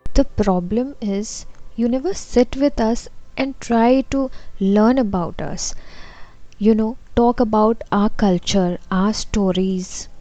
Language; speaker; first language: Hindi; non-native, local second language; Assamese